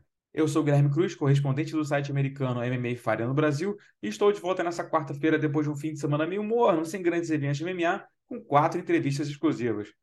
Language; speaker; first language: Portuguese; native; Portuguese